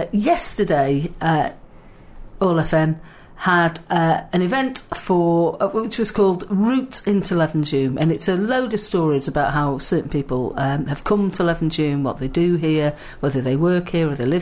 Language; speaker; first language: English; native; English